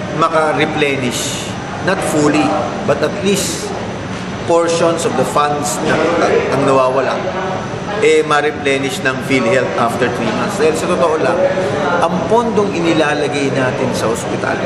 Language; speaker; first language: Filipino; non-native, local second language; Waray